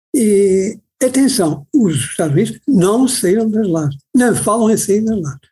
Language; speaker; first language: Portuguese; native; Portuguese